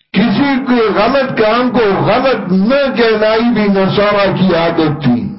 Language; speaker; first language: Urdu; non-native, local second language; Pashto